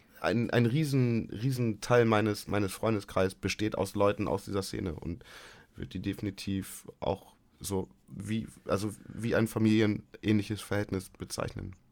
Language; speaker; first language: German; native; German